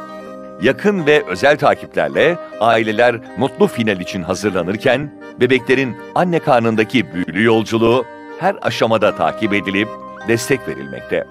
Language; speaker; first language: Turkish; native; Turkish